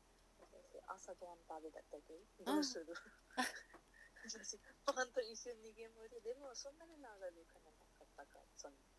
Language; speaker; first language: Japanese; non-native, learner; Nepali